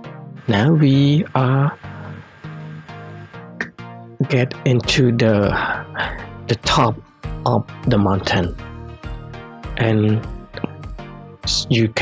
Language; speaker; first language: English; non-native, learner; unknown